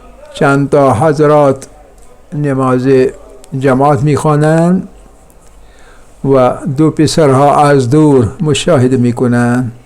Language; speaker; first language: Persian; non-native, fluent; Urdu